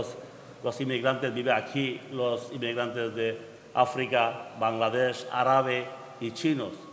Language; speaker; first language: Spanish; non-native, learner; Bangla